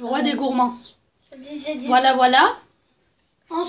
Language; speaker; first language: French; native; French